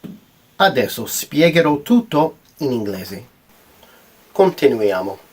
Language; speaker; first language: Italian; non-native, fluent; English